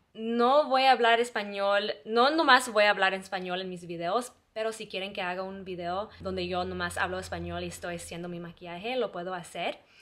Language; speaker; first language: Spanish; early bilingual, heritage; Spanish